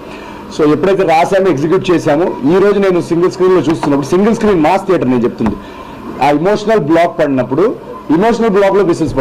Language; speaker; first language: Telugu; native; Telugu